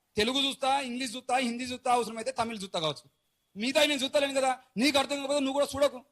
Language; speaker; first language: Telugu; native; Telugu